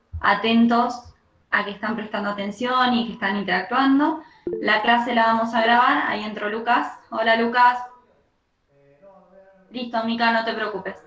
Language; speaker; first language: Spanish; native; Spanish